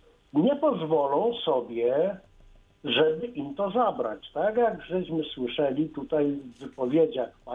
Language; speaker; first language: Polish; native; Polish